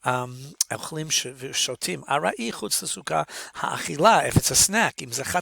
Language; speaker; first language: Hebrew; non-native, fluent; English